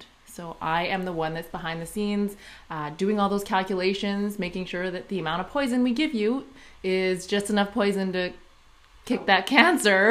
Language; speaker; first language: English; native; English